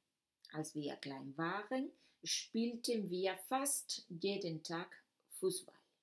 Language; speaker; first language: German; non-native, fluent; Spanish